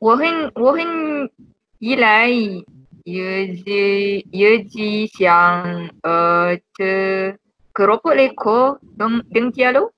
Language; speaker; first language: Chinese; non-native, learner; Malay